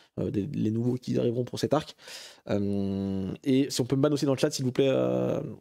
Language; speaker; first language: French; native; French